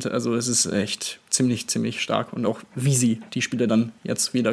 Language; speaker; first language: German; native; German